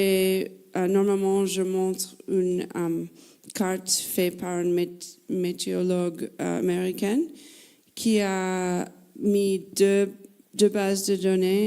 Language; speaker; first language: French; non-native, fluent; English